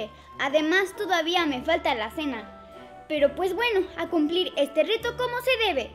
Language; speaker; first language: Spanish; native; Spanish